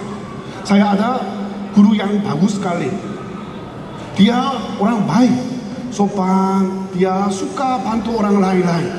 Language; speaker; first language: Indonesian; non-native, learner; Korean